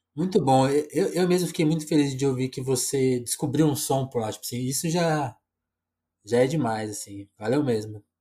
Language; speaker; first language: Portuguese; native; Portuguese